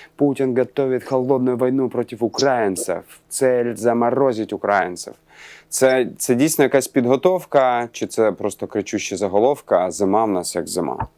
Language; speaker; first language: Ukrainian; non-native, local second language; Russian